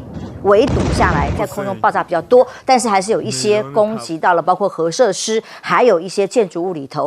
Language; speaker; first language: Chinese; native; Chinese